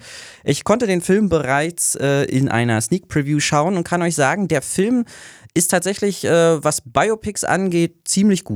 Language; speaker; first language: German; native; German